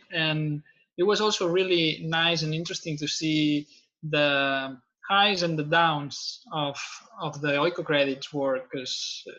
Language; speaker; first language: English; non-native, fluent; Catalan